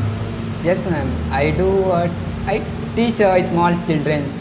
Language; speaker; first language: English; non-native, learner; Hindi